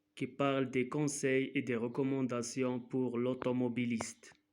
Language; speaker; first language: French; non-native, local second language; Arabic